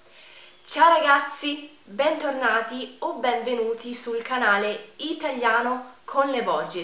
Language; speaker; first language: Italian; non-native, fluent; Portuguese